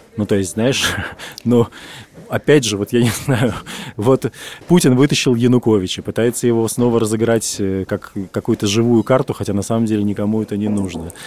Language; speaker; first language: Russian; native; Russian